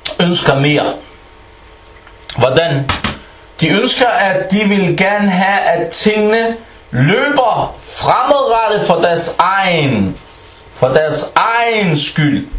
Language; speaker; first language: Danish; non-native, fluent; Arabic